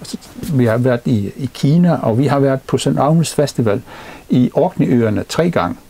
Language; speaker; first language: Danish; non-native, fluent; English